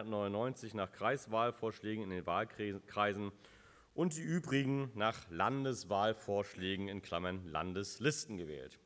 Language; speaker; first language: German; native; German